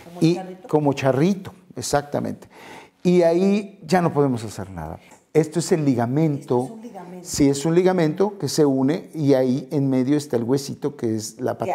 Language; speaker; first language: Spanish; native; Spanish